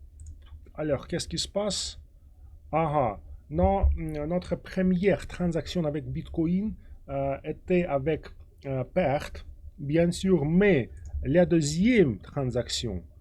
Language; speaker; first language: French; non-native, fluent; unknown